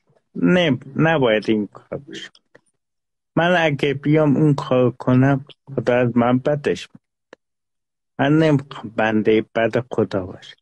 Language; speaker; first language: Persian; non-native, local second language; Azerbaijani